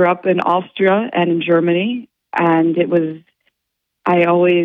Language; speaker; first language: English; native; English